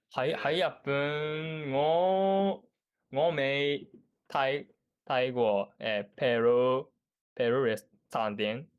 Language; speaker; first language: Chinese; non-native, learner; Japanese